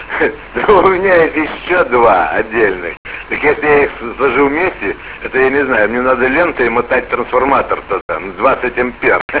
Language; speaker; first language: Russian; native; Russian